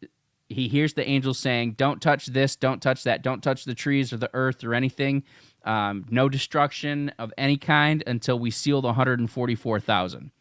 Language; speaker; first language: English; native; English